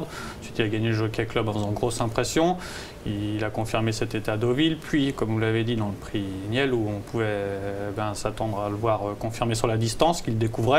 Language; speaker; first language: French; native; French